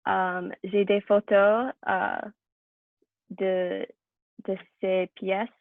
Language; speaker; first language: French; non-native, learner; English